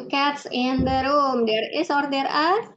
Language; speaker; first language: English; non-native, fluent; Indonesian